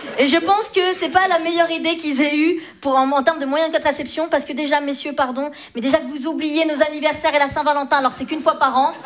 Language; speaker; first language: French; early bilingual, other home language; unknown